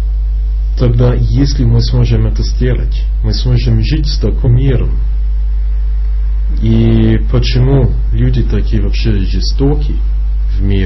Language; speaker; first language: Russian; non-native, fluent; English